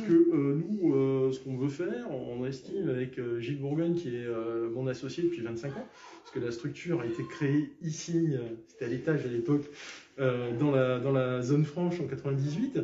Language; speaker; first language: French; native; French